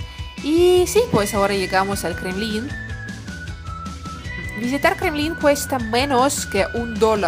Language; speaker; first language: Spanish; non-native, learner; Russian